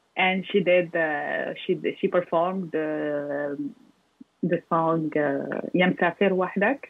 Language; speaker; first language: English; non-native, fluent; Arabic